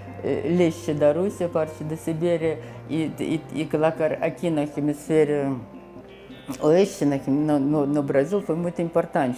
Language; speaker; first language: Portuguese; non-native, fluent; Russian